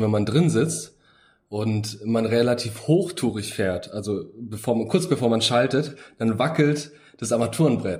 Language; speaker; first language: German; early bilingual, other home language; Bosnian